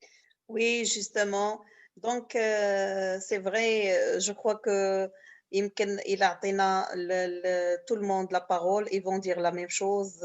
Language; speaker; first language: French; non-native, local second language; Arabic